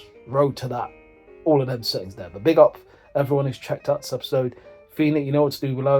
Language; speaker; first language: English; native; English